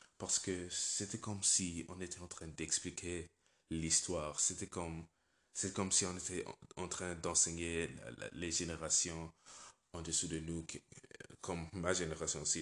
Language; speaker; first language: French; non-native, learner; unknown